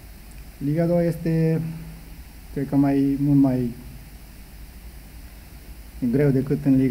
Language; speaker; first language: Romanian; non-native, learner; Japanese